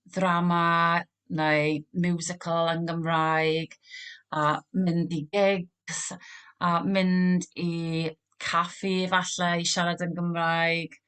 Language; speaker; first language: Welsh; non-native, local second language; English